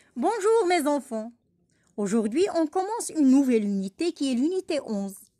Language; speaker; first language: French; non-native, local second language; Arabic